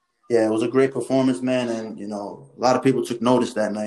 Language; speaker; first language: English; early bilingual, other home language; Spanish